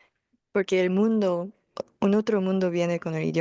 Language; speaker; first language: Spanish; non-native, fluent; Korean